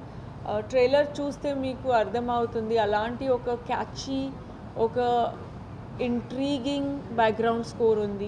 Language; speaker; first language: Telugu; non-native, learner; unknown